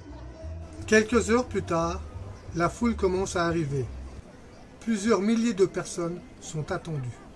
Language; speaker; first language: French; native; French